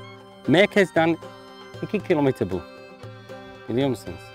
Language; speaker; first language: Turkish; non-native, learner; English